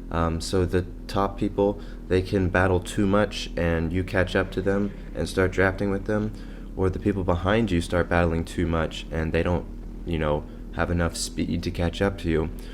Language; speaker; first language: English; native; English